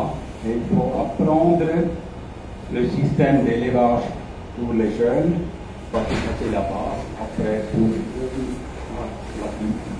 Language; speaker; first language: French; non-native, fluent; German